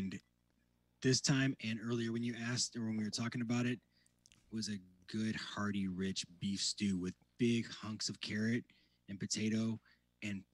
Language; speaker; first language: English; native; English